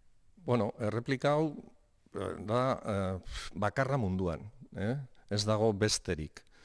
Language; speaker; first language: Basque; non-native, local second language; Spanish